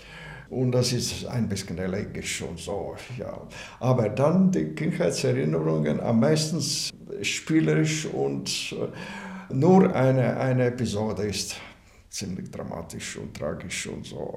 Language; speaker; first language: German; non-native, learner; Latvian